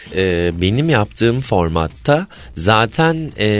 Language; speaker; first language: Turkish; native; Turkish